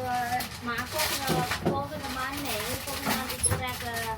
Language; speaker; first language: Dutch; non-native, learner; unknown